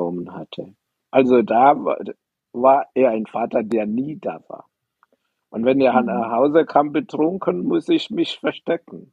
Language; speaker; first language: German; non-native, fluent; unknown